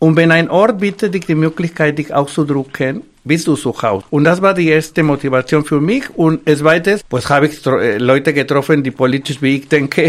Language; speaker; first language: German; non-native, fluent; Spanish